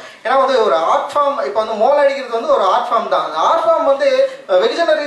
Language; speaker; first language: Tamil; native; Tamil